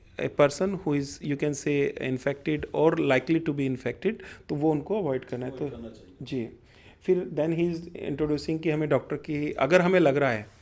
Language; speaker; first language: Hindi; non-native, local second language; Punjabi